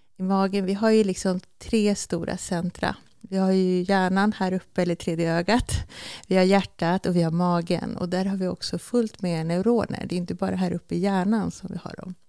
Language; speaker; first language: Swedish; early bilingual, other home language; Spanish